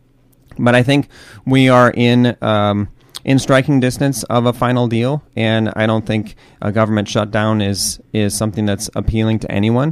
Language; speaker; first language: English; native; English